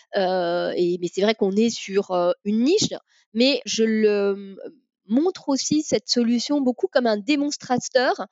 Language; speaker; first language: French; native; French